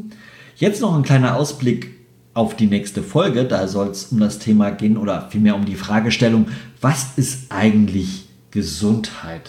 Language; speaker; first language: German; native; German